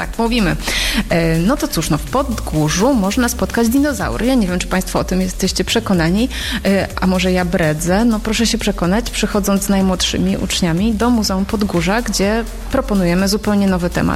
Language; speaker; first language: Polish; native; Polish